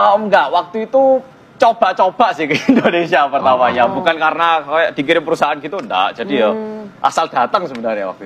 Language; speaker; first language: Indonesian; early bilingual, other home language; Korean